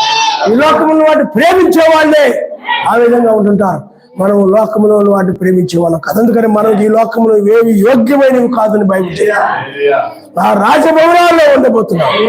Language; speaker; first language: Telugu; native; Telugu